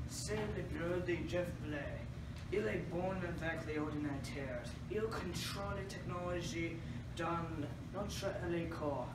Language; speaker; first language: French; non-native, learner; English